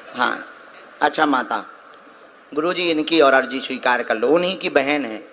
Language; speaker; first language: Hindi; native; Hindi